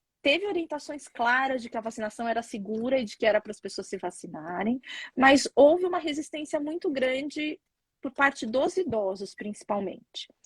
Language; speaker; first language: Portuguese; native; Portuguese